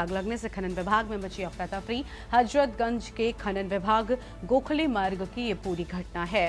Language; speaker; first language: Hindi; native; Hindi